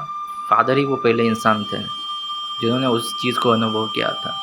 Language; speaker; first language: Hindi; native; Hindi